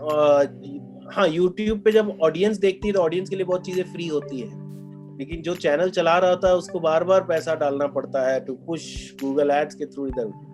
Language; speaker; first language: Hindi; non-native, local second language; Bhojpuri